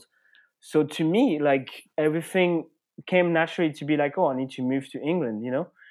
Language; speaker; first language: English; non-native, fluent; French